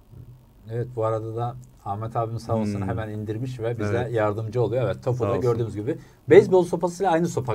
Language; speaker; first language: Turkish; native; Turkish